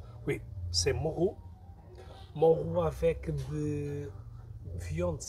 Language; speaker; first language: French; non-native, learner; Portuguese